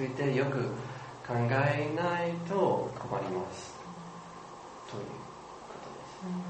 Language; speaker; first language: Japanese; non-native, learner; English